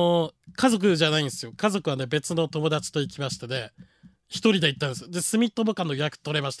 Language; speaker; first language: Japanese; native; Japanese